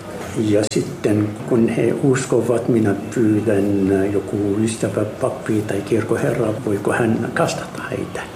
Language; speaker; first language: Finnish; non-native, fluent; Arabic